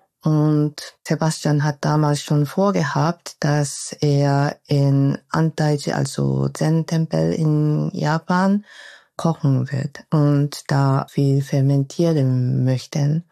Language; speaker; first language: German; non-native, fluent; Japanese